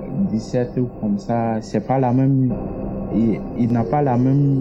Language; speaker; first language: French; non-native, learner; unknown